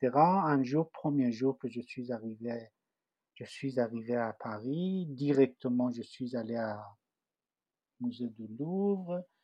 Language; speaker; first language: French; non-native, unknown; Persian